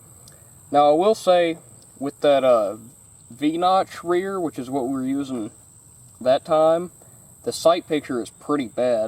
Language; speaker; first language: English; native; English